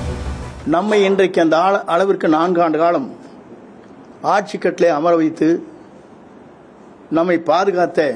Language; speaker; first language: Tamil; native; Tamil